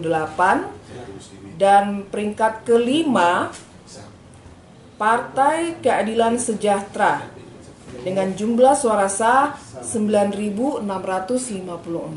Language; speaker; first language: Indonesian; native; Indonesian